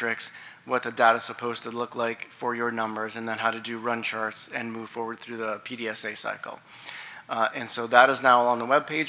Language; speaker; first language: English; native; English